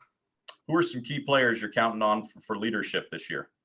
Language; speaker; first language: English; native; English